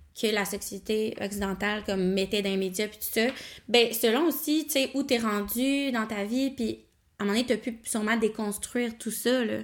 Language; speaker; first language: French; native; French